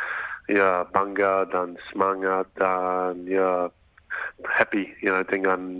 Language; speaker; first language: Indonesian; non-native, fluent; English